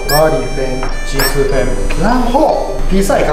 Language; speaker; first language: Chinese; non-native, learner; Japanese